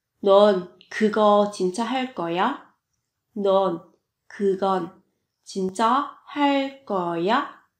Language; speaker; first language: Korean; non-native, fluent; Vietnamese